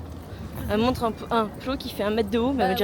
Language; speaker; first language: French; native; French